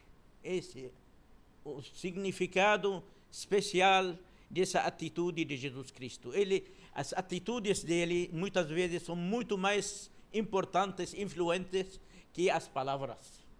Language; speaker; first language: Portuguese; non-native, fluent; Arabic